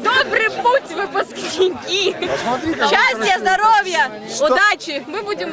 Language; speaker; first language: Russian; native; Russian